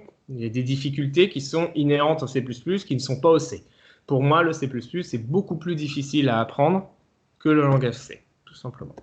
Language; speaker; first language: French; native; French